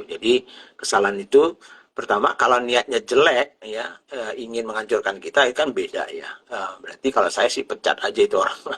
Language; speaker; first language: Indonesian; native; Indonesian